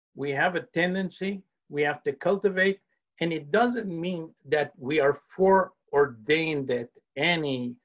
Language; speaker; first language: English; early bilingual, heritage; English